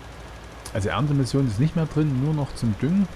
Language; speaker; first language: German; native; German